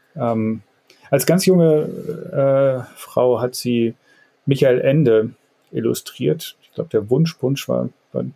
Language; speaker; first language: German; native; German